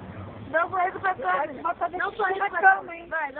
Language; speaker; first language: Portuguese; native; Portuguese